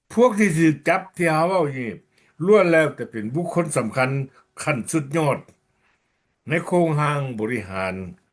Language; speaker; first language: Lao; native; Lao